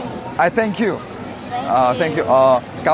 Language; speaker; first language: English; non-native, learner; Korean